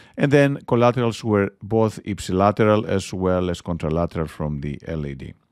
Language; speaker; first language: English; non-native, fluent; Greek